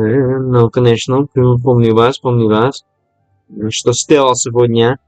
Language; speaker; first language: Russian; non-native, learner; English